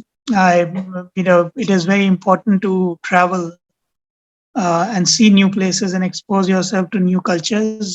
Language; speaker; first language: English; non-native, local second language; Hindi